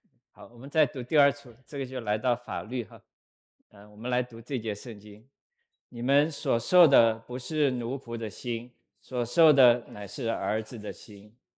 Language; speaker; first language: Chinese; native; Chinese